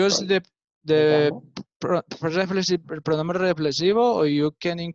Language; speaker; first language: English; non-native, learner; Spanish